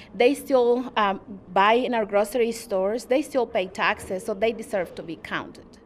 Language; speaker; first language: English; non-native, fluent; Spanish